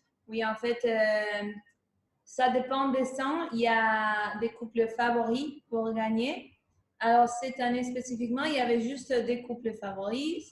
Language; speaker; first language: French; non-native, fluent; Spanish